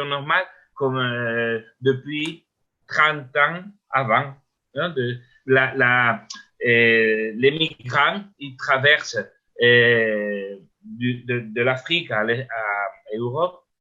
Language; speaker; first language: French; non-native, learner; Spanish